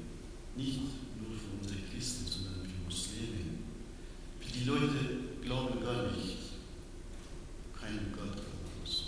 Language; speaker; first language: German; non-native, learner; Persian